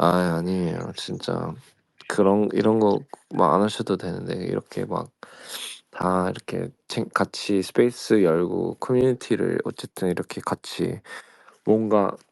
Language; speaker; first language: Korean; early bilingual, heritage; Korean